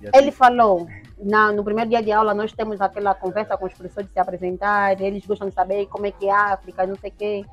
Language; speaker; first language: Portuguese; native; Portuguese